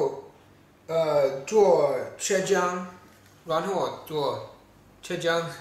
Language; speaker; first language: Chinese; non-native, learner; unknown